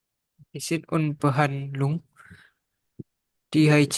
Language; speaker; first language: German; non-native, learner; Indonesian